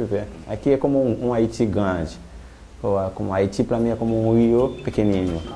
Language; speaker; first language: Portuguese; non-native, learner; Haitian Creole